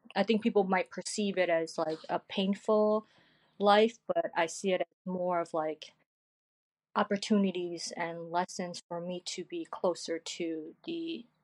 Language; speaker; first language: English; early bilingual, other home language; Korean